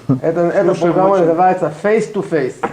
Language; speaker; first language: Russian; non-native, learner; Hebrew